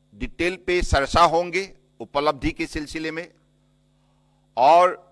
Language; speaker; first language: Hindi; non-native, local second language; Assamese